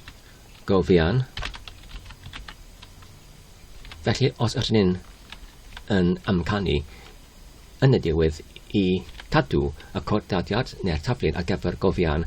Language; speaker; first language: Welsh; non-native, learner; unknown